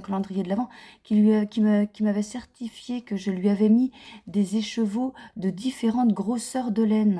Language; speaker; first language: French; native; French